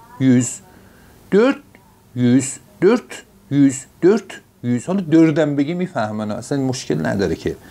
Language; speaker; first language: Persian; non-native, local second language; Azerbaijani